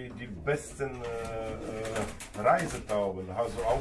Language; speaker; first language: German; non-native, fluent; Polish